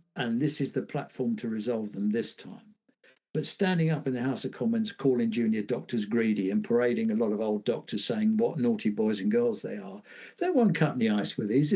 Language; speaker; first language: English; native; English